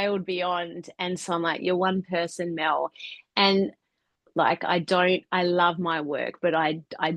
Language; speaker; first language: English; native; English